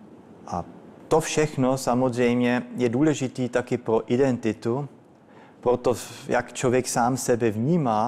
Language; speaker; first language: Czech; early bilingual, heritage; Czech